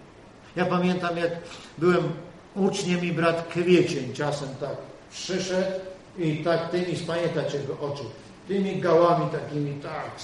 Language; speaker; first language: Polish; native; Polish